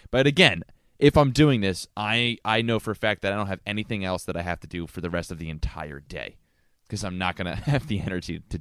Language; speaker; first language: English; native; English